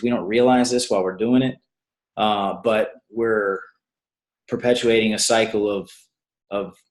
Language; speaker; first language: English; native; English